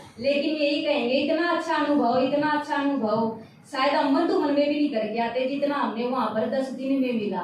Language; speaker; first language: Hindi; native; Hindi